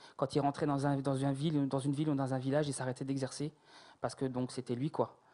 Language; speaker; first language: French; native; French